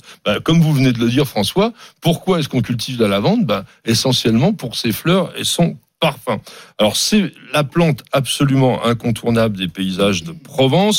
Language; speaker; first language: French; native; French